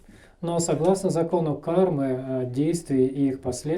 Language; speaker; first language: Russian; native; Russian